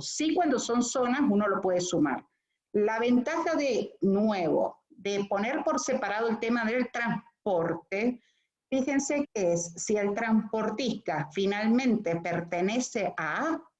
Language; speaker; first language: Spanish; native; Spanish